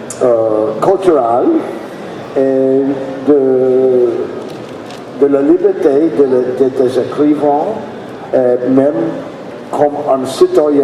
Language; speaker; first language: French; non-native, learner; English